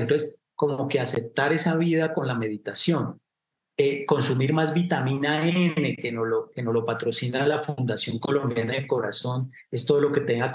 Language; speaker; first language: Spanish; native; Spanish